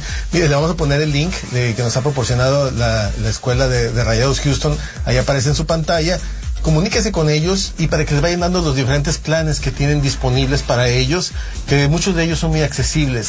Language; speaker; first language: Spanish; native; Spanish